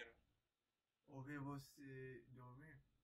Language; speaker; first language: Portuguese; non-native, learner; English